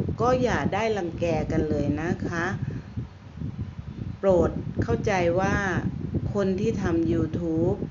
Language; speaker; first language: Thai; native; Thai